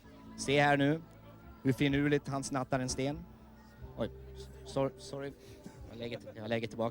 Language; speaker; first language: Swedish; native; Swedish